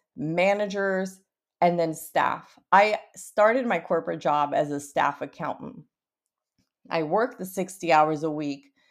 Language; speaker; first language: English; early bilingual, other home language; Portuguese